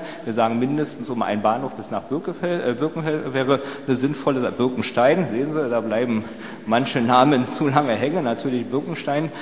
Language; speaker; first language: German; native; German